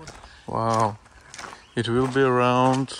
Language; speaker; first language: English; non-native, learner; Russian